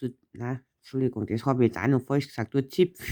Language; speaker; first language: German; native; German